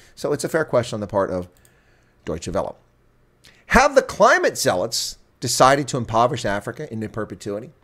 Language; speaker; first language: English; native; English